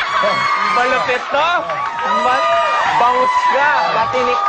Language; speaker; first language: Filipino; native; Filipino